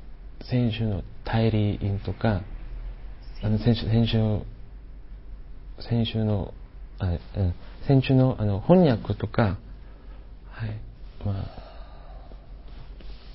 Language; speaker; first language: Japanese; non-native, fluent; Korean